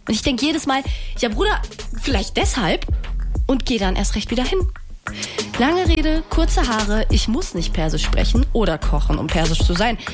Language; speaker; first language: German; native; German